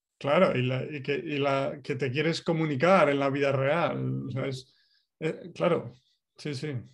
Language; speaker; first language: Spanish; native; Spanish